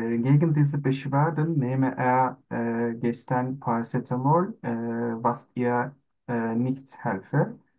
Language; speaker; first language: German; non-native, learner; Turkish